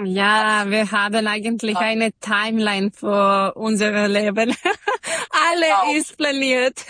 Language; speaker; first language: German; non-native, learner; Serbian